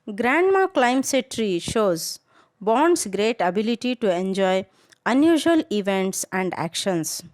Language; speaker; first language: English; non-native, local second language; Kannada